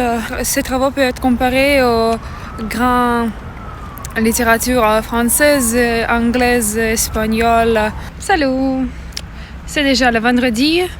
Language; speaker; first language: French; non-native, learner; Russian